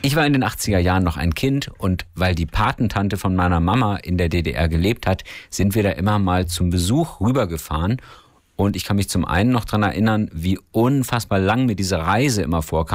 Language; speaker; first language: German; native; German